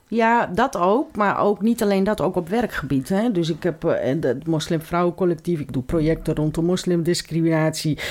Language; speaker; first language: Dutch; early bilingual, other home language; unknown